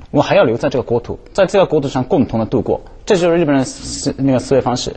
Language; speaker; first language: Chinese; non-native, fluent; Japanese